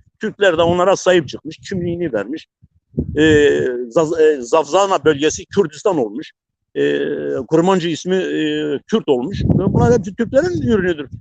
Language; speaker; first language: Turkish; non-native, local second language; Zaza